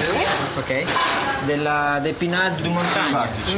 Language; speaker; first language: French; non-native, learner; Italian